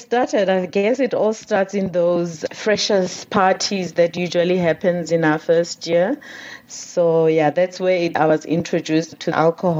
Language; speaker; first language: English; non-native, local second language; Tswana